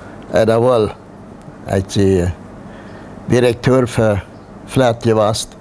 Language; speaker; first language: German; non-native, local second language; Plautdietsch